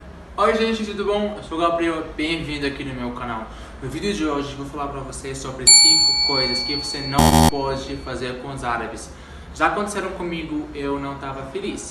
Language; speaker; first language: Portuguese; non-native, fluent; Arabic